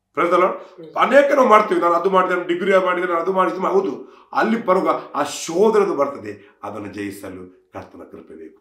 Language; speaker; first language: Kannada; non-native, local second language; Tulu